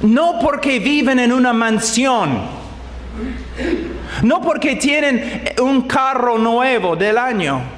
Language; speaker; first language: Spanish; non-native, fluent; English